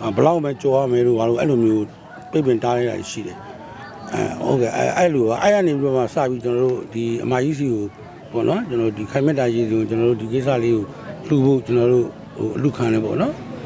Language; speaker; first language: Burmese; native; Burmese